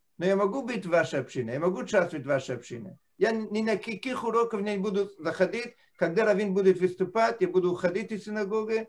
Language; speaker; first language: Russian; non-native, fluent; Italian